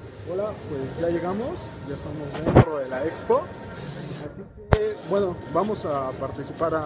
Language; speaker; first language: Spanish; native; Spanish